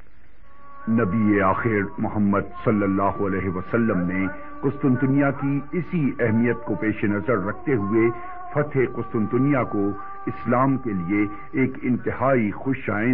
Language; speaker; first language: Urdu; native; Urdu